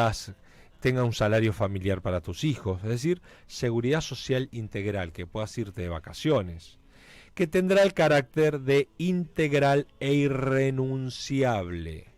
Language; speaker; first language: Spanish; native; Spanish